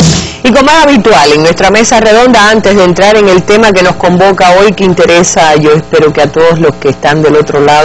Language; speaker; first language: Spanish; native; Spanish